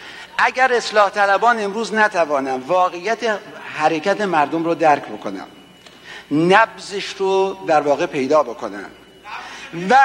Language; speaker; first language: Persian; native; Persian